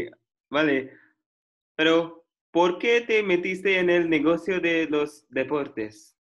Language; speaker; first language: Spanish; non-native, learner; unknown